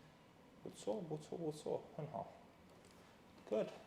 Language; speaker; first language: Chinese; non-native, learner; English